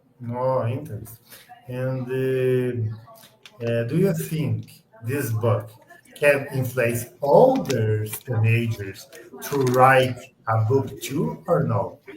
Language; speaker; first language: English; non-native, learner; Portuguese